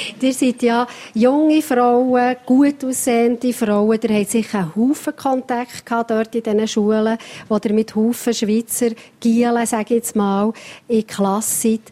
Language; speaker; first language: German; native; German